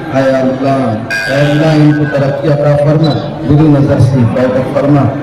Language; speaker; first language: Urdu; native; Urdu